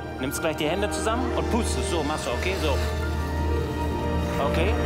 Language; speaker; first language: German; native; German